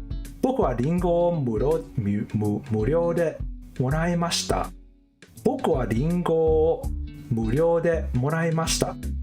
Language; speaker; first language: Japanese; non-native, learner; English